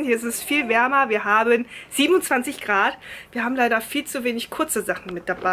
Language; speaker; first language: German; native; German